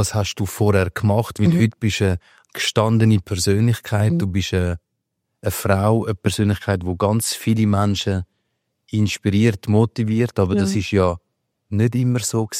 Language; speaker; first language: German; native; German